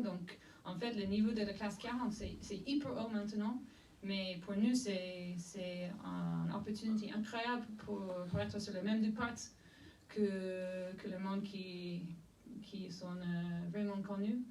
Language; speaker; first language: French; non-native, fluent; English